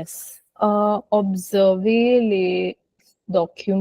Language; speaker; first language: French; non-native, learner; Hindi